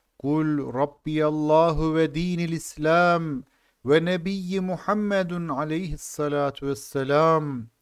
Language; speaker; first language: Arabic; non-native, fluent; Turkish